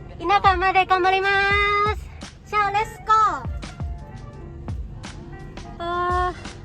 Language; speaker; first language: Japanese; non-native, learner; Thai